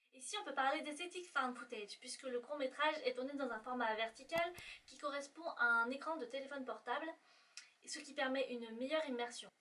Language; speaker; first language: French; native; French